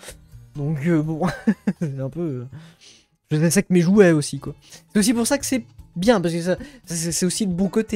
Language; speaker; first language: French; native; French